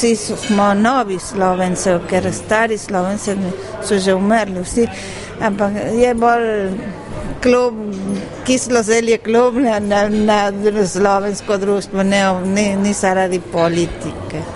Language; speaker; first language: Slovenian; early bilingual, heritage; Spanish